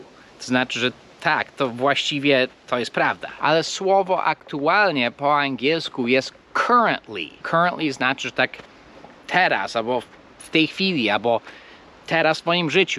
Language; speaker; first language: Polish; non-native, fluent; English